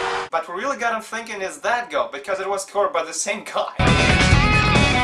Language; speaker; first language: English; non-native, fluent; Russian